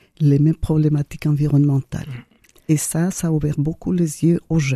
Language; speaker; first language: French; non-native, fluent; Spanish